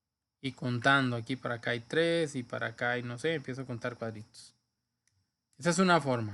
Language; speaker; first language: Spanish; native; Spanish